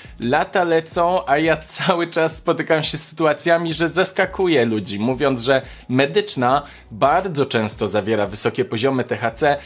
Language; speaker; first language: Polish; native; Polish